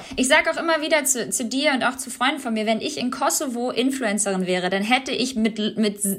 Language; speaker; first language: German; early bilingual, other home language; Albanian